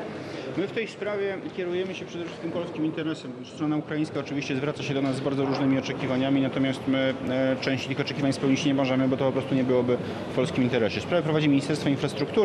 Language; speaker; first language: Polish; native; Polish